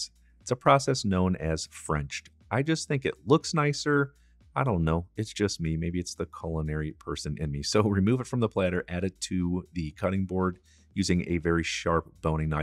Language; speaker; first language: English; native; English